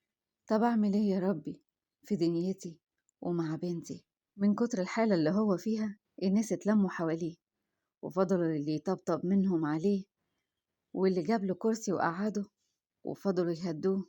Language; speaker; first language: Arabic; native; Arabic